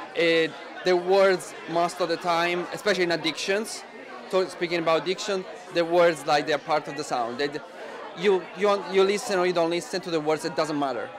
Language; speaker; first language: English; non-native, fluent; Italian